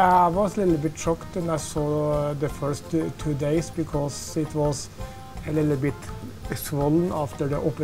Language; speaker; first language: English; non-native, fluent; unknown